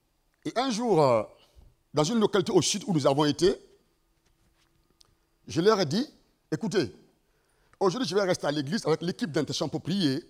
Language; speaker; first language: French; non-native, local second language; Mossi